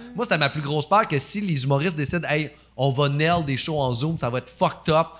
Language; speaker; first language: French; native; French